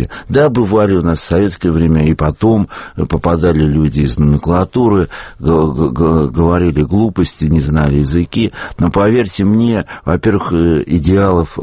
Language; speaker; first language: Russian; native; Russian